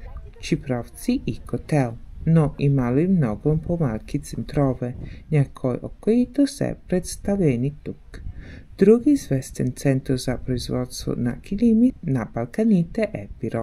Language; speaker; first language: Bulgarian; non-native, learner; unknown